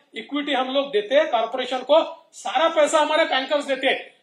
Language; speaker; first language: Hindi; non-native, local second language; Marathi